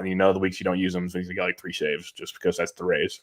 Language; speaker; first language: English; native; English